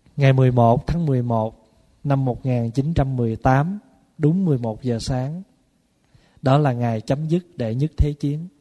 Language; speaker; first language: Vietnamese; early bilingual, other home language; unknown